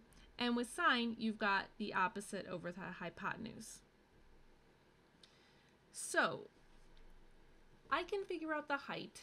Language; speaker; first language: English; native; English